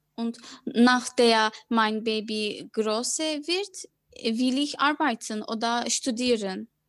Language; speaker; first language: German; non-native, learner; Turkish